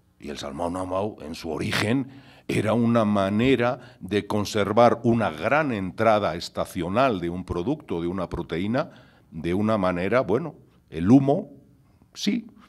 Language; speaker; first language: Spanish; native; Spanish